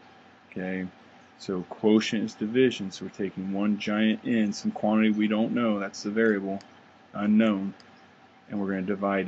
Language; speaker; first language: English; native; English